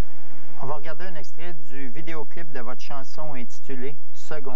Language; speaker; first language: French; native; French